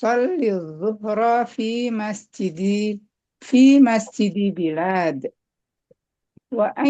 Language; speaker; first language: Arabic; non-native, learner; Indonesian